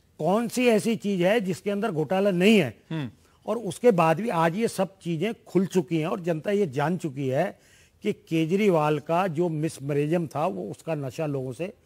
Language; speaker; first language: Hindi; native; Hindi